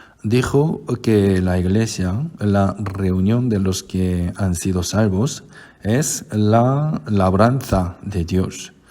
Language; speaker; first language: Spanish; non-native, fluent; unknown